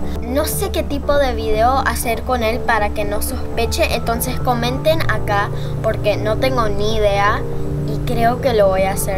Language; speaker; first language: Spanish; early bilingual, heritage; Spanish